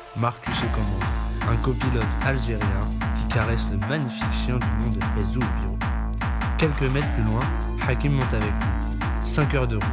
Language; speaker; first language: French; native; French